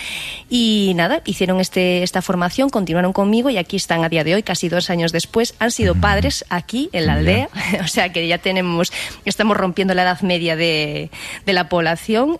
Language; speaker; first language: Spanish; native; Spanish